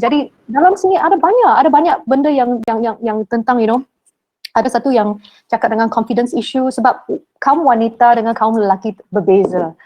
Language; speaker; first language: Malay; non-native, local second language; Min Nan Chinese